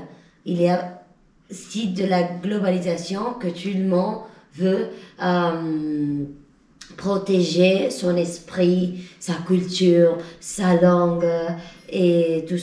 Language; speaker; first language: French; non-native, fluent; Spanish